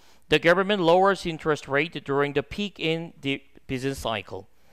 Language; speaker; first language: English; non-native, fluent; Korean